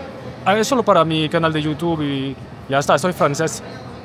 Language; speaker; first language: Spanish; non-native, learner; French